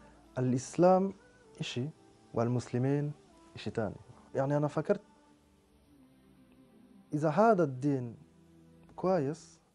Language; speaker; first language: Arabic; non-native, learner; French